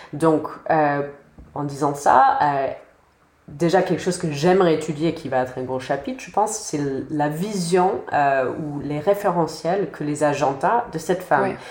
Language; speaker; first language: French; non-native, fluent; English